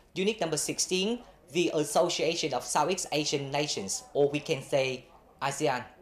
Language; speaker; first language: English; non-native, fluent; Vietnamese